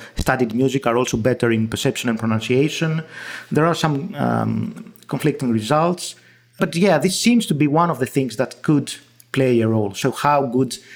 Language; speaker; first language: English; non-native, fluent; Greek